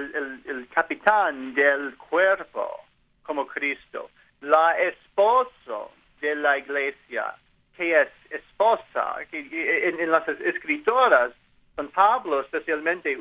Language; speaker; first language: Spanish; non-native, learner; English